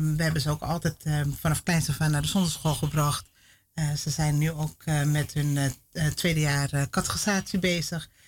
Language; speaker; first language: Dutch; native; Dutch